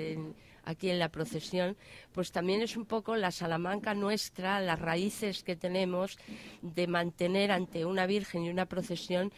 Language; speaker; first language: Spanish; native; Spanish